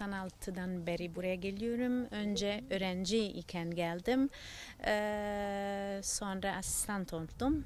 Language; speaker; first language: Turkish; non-native, learner; Italian